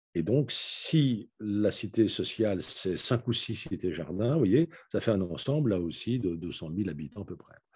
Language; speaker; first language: French; native; French